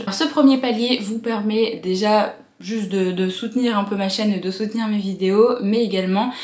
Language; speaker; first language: French; native; French